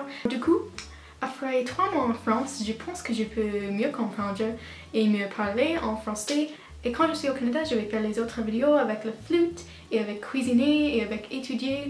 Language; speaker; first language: French; non-native, learner; English